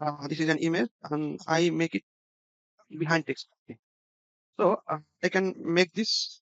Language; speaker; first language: English; non-native, local second language; Bangla